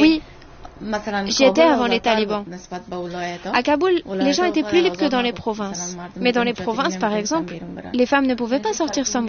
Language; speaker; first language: French; non-native, fluent; Persian